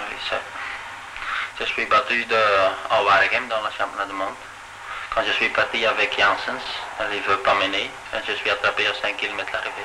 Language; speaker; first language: French; non-native, local second language; Dutch